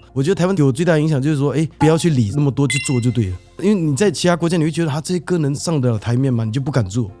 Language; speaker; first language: Chinese; native; Chinese